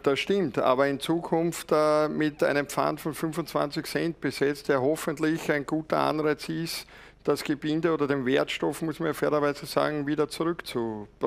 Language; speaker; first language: German; native; German